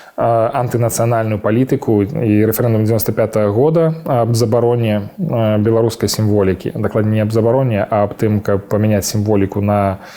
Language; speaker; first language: Belarusian; native; Belarusian